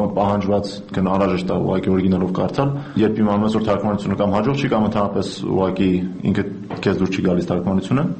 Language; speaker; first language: Armenian; native; Armenian